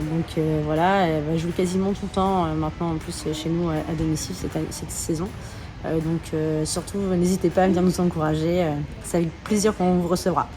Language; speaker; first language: French; native; French